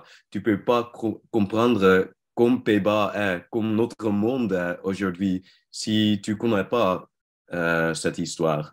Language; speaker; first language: French; non-native, learner; Dutch